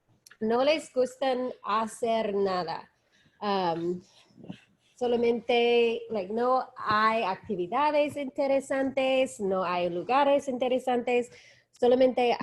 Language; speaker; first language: Spanish; non-native, learner; English